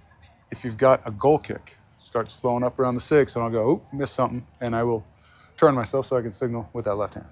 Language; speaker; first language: English; native; English